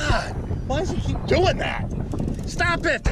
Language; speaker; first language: English; native; English